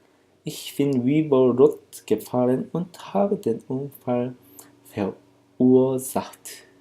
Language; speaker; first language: German; non-native, fluent; Korean